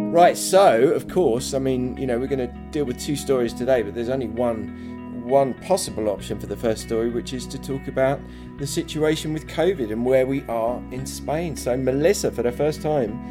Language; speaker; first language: English; native; English